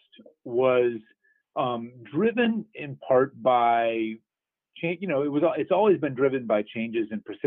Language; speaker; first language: English; native; English